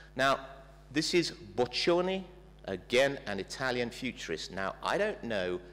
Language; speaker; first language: English; native; English